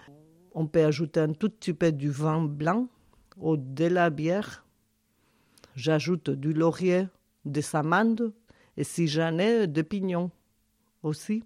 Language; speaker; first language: French; non-native, fluent; Spanish